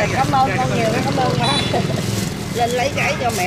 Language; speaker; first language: Vietnamese; native; Vietnamese